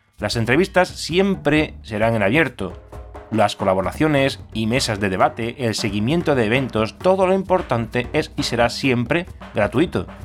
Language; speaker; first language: Spanish; native; Spanish